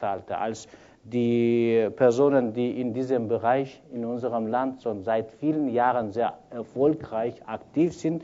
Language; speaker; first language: German; non-native, fluent; Kyrgyz